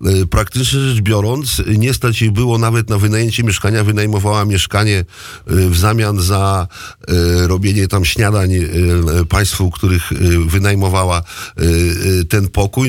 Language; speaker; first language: Polish; native; Polish